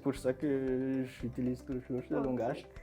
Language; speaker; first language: French; non-native, local second language; Malagasy